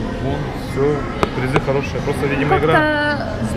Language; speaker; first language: Russian; native; Russian